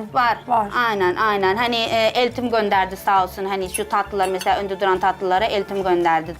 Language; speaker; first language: Turkish; non-native, fluent; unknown